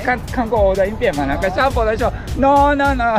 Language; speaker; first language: Chinese; non-native, learner; Japanese